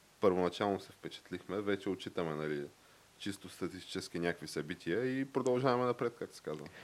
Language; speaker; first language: Bulgarian; native; Bulgarian